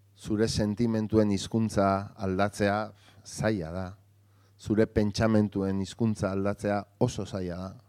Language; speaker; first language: Basque; non-native, local second language; Spanish